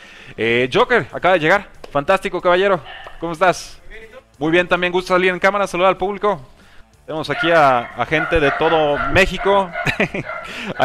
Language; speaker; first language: Spanish; native; Spanish